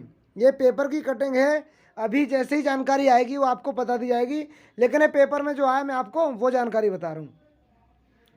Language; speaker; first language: Hindi; native; Hindi